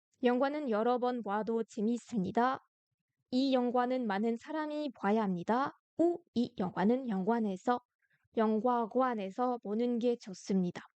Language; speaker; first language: Korean; non-native, fluent; French